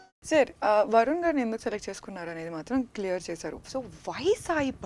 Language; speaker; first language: Telugu; native; Telugu